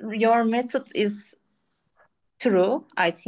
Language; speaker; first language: English; non-native, learner; Turkish